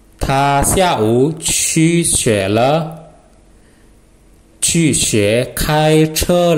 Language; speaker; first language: Chinese; non-native, fluent; Indonesian